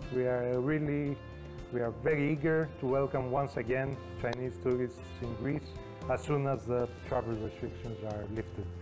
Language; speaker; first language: English; non-native, fluent; Greek